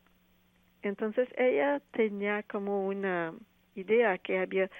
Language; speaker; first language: Spanish; non-native, fluent; French